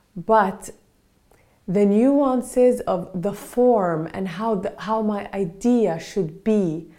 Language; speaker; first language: English; non-native, fluent; Arabic